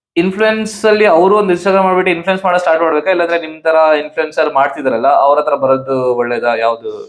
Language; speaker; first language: Kannada; native; Kannada